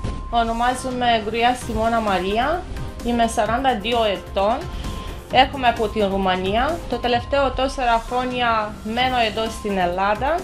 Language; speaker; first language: Greek; non-native, fluent; Romanian